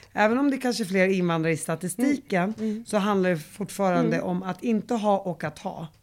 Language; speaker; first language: Swedish; early bilingual, other home language; Arabic